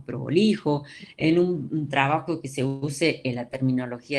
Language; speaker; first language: Spanish; native; Spanish